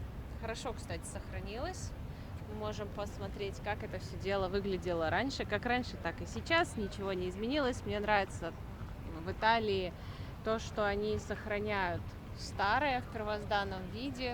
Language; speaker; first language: Russian; native; Russian